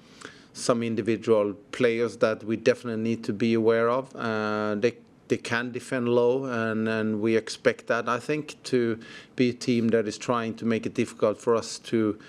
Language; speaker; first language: English; non-native, fluent; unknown